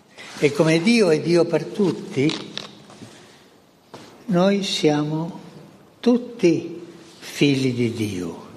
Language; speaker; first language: Italian; non-native, fluent; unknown